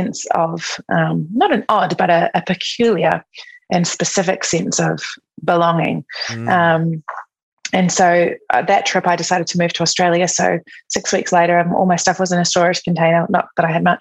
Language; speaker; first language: English; native; English